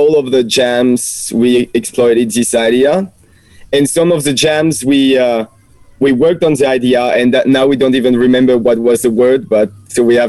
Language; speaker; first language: English; non-native, fluent; French